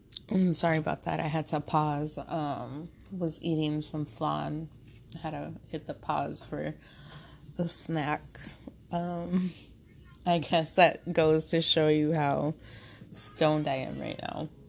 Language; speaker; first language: English; early bilingual, other home language; Spanish